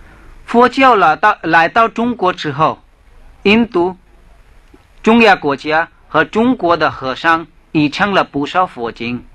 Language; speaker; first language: Chinese; non-native, fluent; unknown